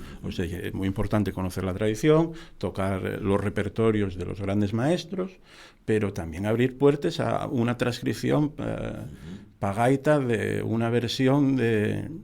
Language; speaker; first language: Spanish; native; Spanish